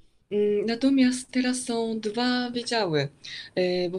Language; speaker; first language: Polish; non-native, fluent; Japanese